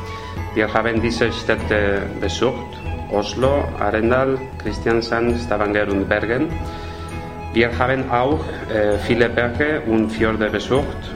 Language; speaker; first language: German; non-native, fluent; Spanish